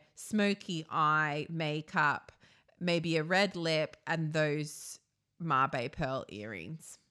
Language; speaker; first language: English; native; English